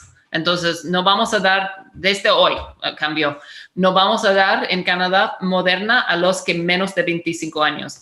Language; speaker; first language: Spanish; non-native, fluent; English